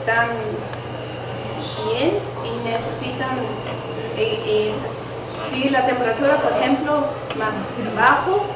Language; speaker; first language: Spanish; non-native, learner; English